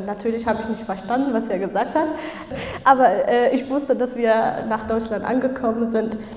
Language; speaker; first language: German; non-native, fluent; Kurdish